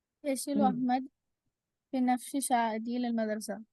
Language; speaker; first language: Arabic; non-native, learner; Tamil